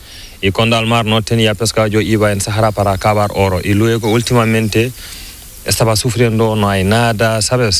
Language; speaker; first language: Spanish; non-native, learner; Fula